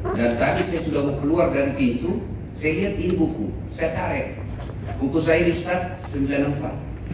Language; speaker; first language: Indonesian; non-native, local second language; Buginese